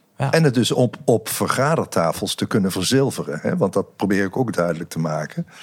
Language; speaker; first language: Dutch; native; Dutch